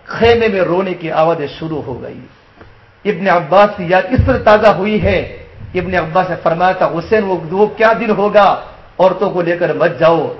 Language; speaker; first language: Urdu; non-native, local second language; Gujarati